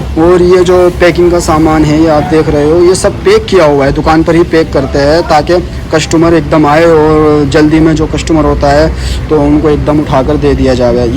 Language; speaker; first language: Urdu; native; Urdu